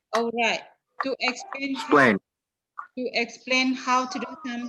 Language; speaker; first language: English; non-native, fluent; Indonesian